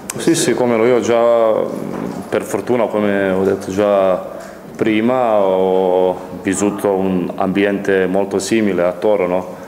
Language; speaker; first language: Italian; non-native, fluent; Serbian